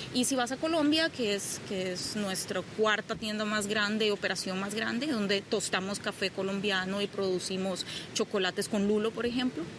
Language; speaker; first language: Spanish; native; Spanish